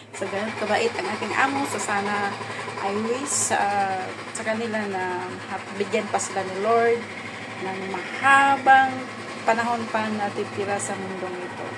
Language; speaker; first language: Filipino; non-native, local second language; Cebuano